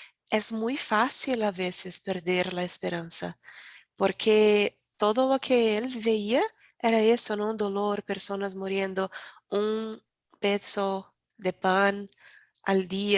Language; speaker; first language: Spanish; non-native, learner; Portuguese